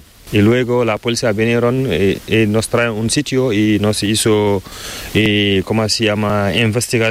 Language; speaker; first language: Spanish; non-native, learner; Fula